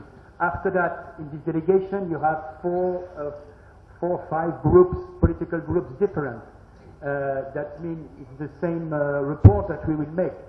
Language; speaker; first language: English; non-native, learner; French